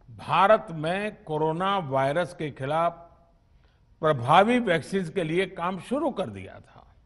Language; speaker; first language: Hindi; non-native, local second language; Gujarati